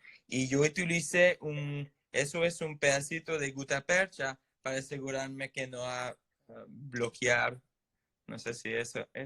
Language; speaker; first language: Spanish; non-native, fluent; English